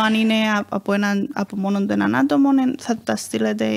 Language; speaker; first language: Greek; native; Greek